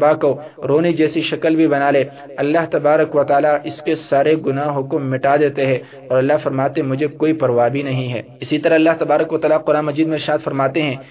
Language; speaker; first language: Urdu; native; Urdu